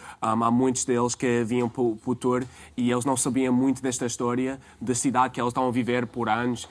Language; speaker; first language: Portuguese; non-native, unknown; English